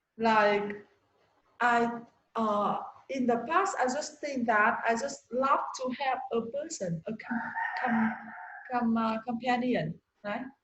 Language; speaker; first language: English; non-native, learner; Vietnamese